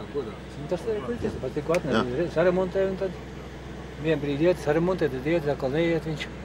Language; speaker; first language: Latvian; native; Latvian